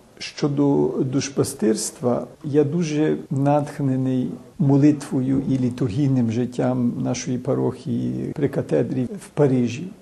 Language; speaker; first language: Ukrainian; early bilingual, heritage; Ukrainian